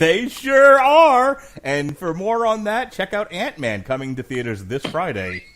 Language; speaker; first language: English; native; English